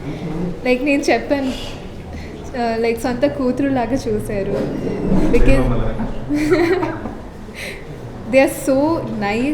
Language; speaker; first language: Telugu; non-native, local second language; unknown